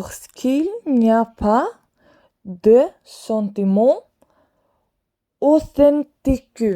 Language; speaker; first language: French; non-native, fluent; Swedish